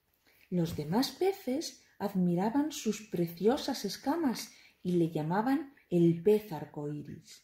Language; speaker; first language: Spanish; native; Spanish